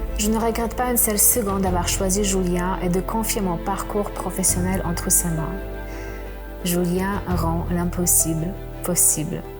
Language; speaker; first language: French; non-native, fluent; Polish